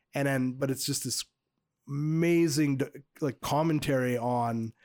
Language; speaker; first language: English; native; English